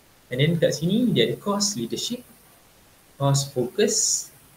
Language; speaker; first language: English; non-native, local second language; Malay